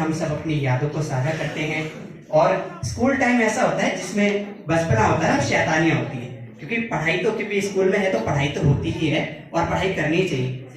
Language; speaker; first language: Hindi; native; Hindi